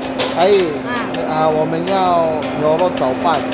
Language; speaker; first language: Chinese; non-native, learner; Filipino